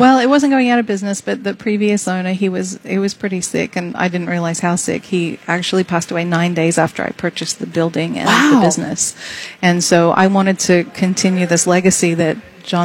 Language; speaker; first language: English; native; English